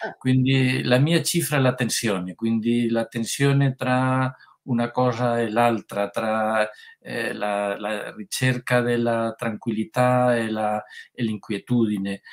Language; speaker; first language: Italian; non-native, fluent; Spanish